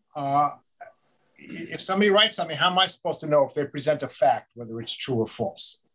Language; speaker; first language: English; native; English